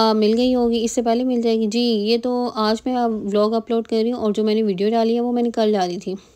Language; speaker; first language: Urdu; native; Urdu